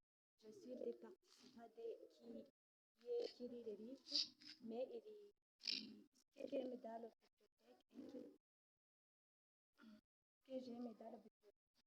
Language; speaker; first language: French; non-native, learner; Rundi